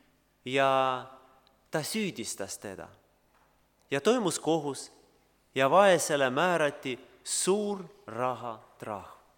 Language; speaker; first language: Estonian; non-native, learner; Russian